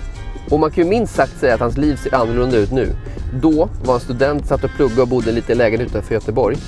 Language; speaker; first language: Swedish; native; Swedish